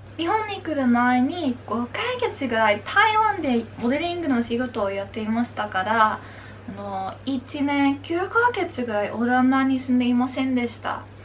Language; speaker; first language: Japanese; non-native, learner; Dutch